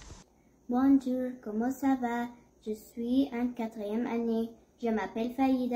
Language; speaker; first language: French; non-native, learner; Arabic